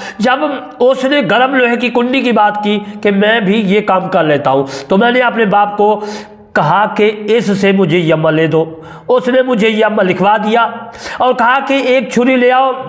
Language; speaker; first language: Urdu; non-native, local second language; Saraiki